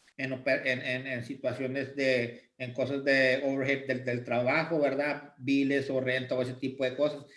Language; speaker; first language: Spanish; early bilingual, other home language; English